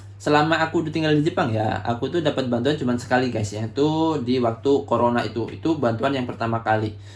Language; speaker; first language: Indonesian; native; Indonesian